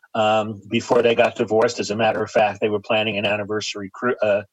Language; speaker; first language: English; native; English